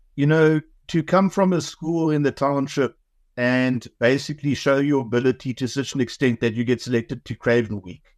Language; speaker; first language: English; native; English